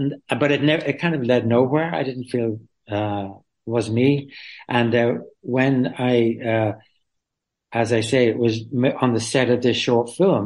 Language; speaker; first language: English; native; English